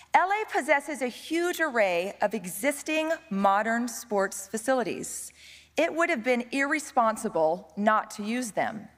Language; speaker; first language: English; native; English